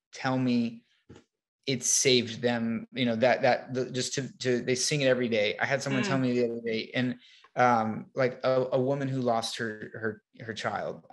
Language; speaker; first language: English; native; English